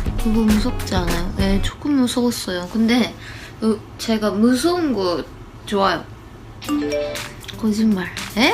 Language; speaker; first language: Korean; non-native, learner; Japanese